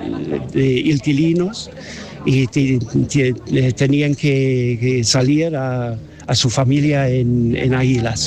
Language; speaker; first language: Spanish; non-native, learner; English